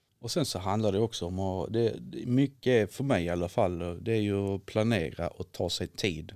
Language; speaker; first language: Swedish; native; Swedish